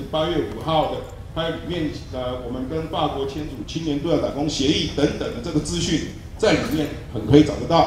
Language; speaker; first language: Chinese; native; Chinese